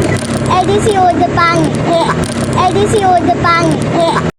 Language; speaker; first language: Filipino; non-native, learner; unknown